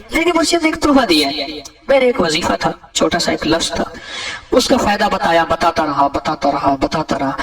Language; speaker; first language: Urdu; non-native, local second language; Punjabi